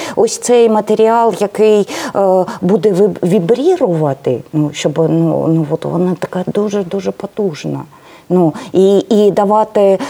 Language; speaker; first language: Ukrainian; non-native, local second language; Russian